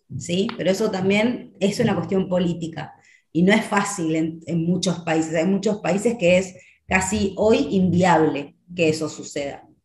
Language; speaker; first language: Spanish; native; Spanish